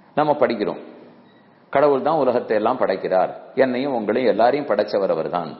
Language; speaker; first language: Tamil; native; Tamil